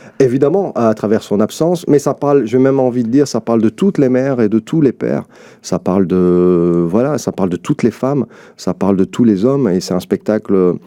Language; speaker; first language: French; early bilingual, other home language; Arabic